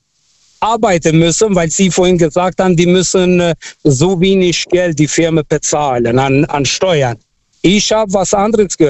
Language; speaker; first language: German; non-native, fluent; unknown